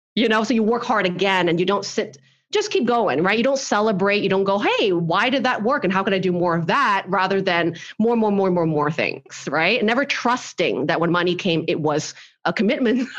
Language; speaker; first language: English; early bilingual, other home language; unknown